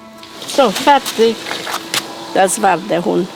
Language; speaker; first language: German; non-native, local second language; Romanian